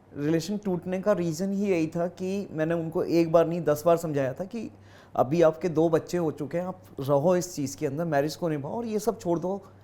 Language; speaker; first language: Hindi; native; Hindi